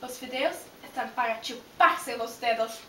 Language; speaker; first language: Spanish; non-native, learner; English